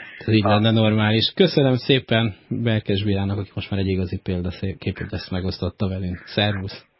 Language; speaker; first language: Hungarian; native; Hungarian